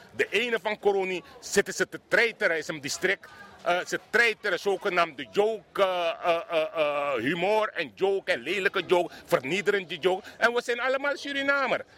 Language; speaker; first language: Dutch; non-native, local second language; Sranan Tongo